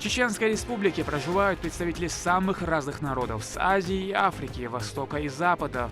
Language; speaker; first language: Russian; native; Russian